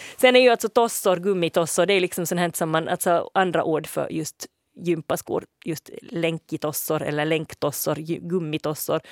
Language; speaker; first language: Swedish; native; Swedish